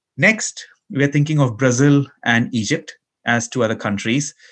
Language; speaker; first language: English; non-native, local second language; Malayalam